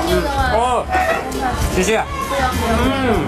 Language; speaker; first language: Chinese; non-native, fluent; English